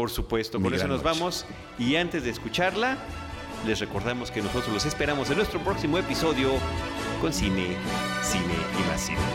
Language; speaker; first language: Spanish; native; Spanish